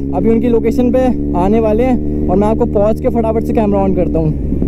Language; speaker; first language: Hindi; native; Hindi